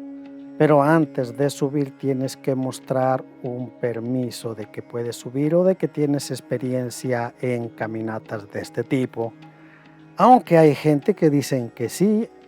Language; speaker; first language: Spanish; native; Spanish